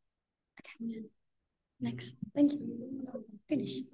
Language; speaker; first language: English; non-native, learner; Indonesian